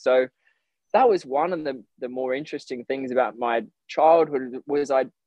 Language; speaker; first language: English; native; English